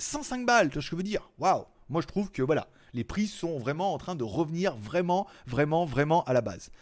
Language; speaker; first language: French; native; French